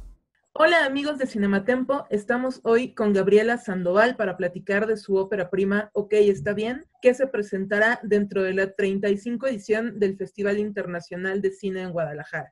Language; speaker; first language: Spanish; native; Spanish